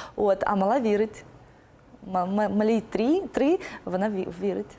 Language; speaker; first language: Ukrainian; non-native, local second language; Russian